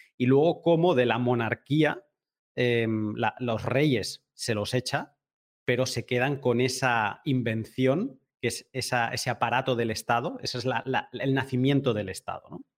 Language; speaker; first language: Spanish; native; Spanish